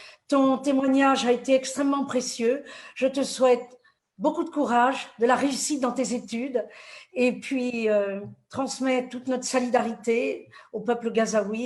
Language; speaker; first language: French; native; French